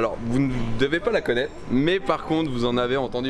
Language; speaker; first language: French; native; French